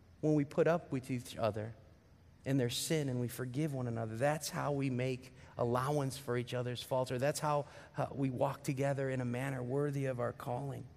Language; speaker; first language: English; native; English